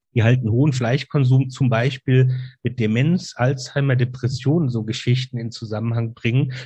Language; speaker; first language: German; native; German